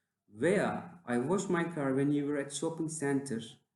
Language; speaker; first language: English; non-native, fluent; Turkish